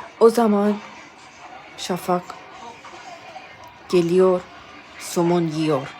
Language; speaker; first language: Turkish; non-native, learner; Persian